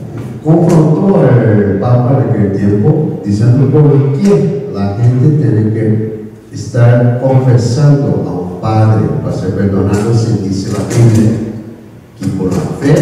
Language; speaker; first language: Spanish; non-native, learner; Korean